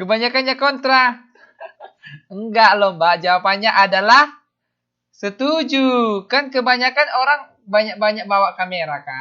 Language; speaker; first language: Indonesian; native; Indonesian